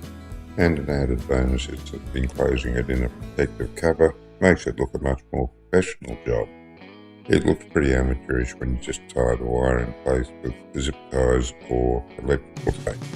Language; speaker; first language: English; native; English